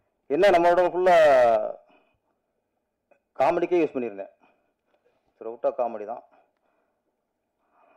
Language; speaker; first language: Tamil; native; Tamil